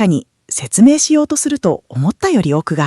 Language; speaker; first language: Japanese; native; Japanese